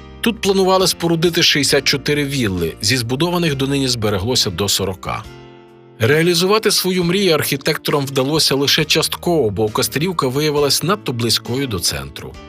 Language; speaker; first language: Ukrainian; native; Ukrainian